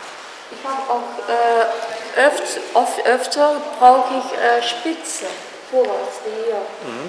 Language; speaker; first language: German; non-native, learner; Dutch